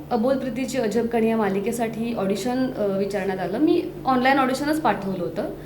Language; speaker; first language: Marathi; native; Marathi